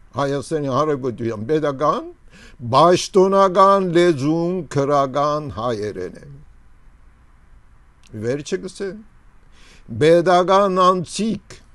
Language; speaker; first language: Armenian; early bilingual, heritage; Armenian